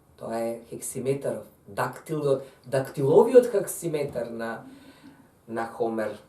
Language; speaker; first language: Macedonian; native; Macedonian